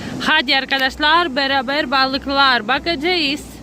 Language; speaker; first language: Turkish; non-native, learner; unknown